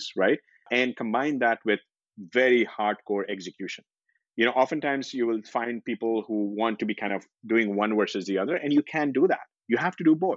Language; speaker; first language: English; non-native, local second language; Hindi